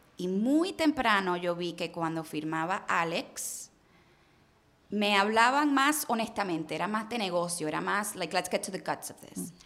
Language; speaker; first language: Spanish; early bilingual, heritage; Spanish